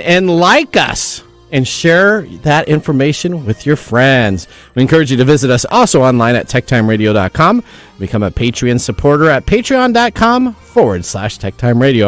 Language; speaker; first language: English; native; English